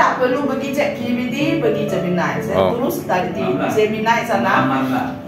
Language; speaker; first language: Malay; native; Malay